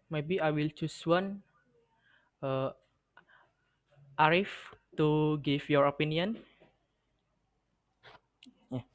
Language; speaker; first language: English; non-native, learner; Indonesian